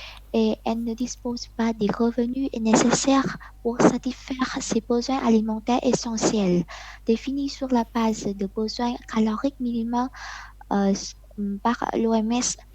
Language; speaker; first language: French; non-native, learner; Vietnamese